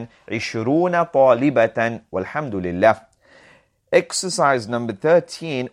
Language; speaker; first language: Arabic; non-native, fluent; English